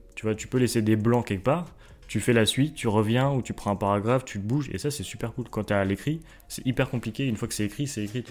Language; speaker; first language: French; native; French